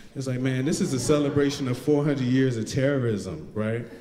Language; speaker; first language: English; native; English